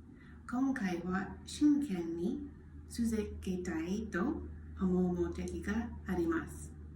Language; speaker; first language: Japanese; non-native, learner; English